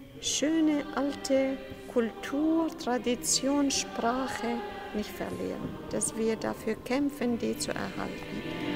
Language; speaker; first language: German; non-native, fluent; Syriac